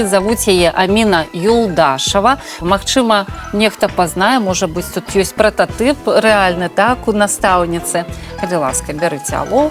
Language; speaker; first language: Belarusian; native; Belarusian